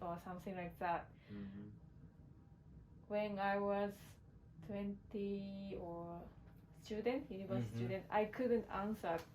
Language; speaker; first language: English; non-native, learner; Japanese